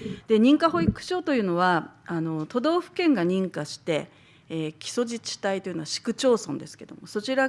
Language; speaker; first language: Japanese; native; Japanese